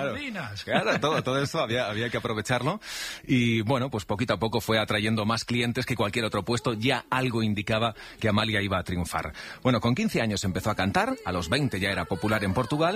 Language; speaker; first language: Spanish; native; Spanish